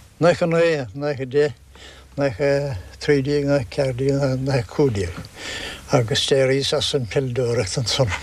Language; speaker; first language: Irish; non-native, local second language; English